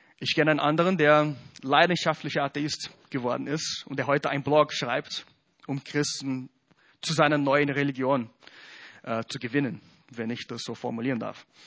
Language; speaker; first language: German; non-native, fluent; Portuguese